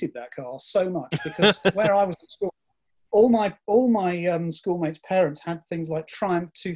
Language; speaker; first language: English; native; English